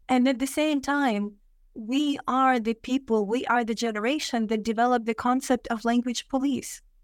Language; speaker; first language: English; non-native, fluent; Russian